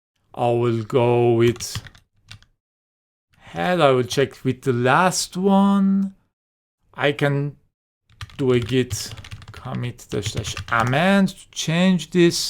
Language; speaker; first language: English; non-native, fluent; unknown